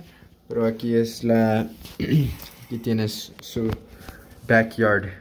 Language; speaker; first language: Spanish; early bilingual, heritage; English